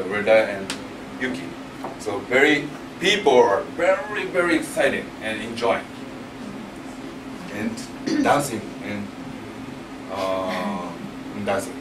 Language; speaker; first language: English; non-native, learner; Japanese